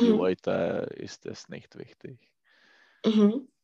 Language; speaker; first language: German; non-native, learner; Czech